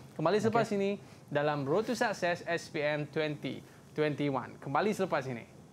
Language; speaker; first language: Malay; native; Malay